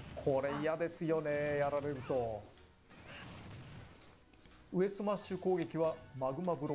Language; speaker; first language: Japanese; native; Japanese